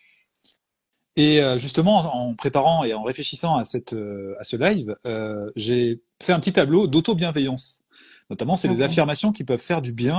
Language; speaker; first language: French; native; French